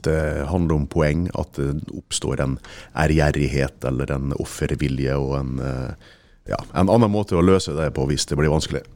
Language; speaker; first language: Norwegian; native; Norwegian